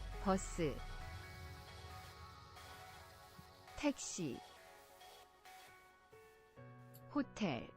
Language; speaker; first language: Korean; non-native, learner; English